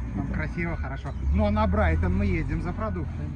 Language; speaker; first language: Russian; native; Russian